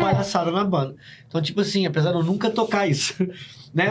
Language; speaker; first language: Portuguese; native; Portuguese